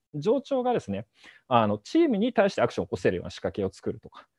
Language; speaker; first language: Japanese; native; Japanese